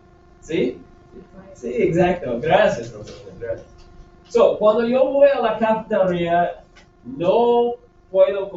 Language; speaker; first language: Spanish; non-native, fluent; English